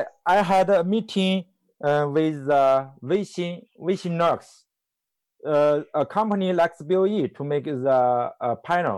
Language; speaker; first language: English; non-native, learner; Chinese